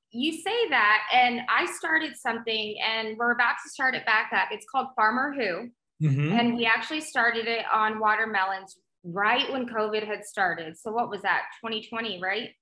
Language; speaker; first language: English; native; English